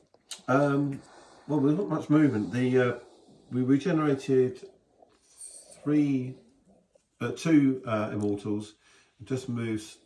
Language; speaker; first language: English; native; English